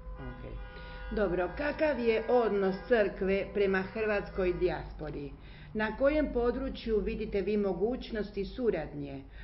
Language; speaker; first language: Croatian; early bilingual, heritage; Croatian